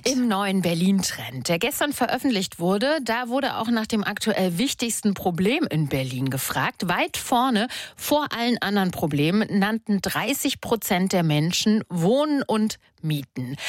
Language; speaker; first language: German; native; German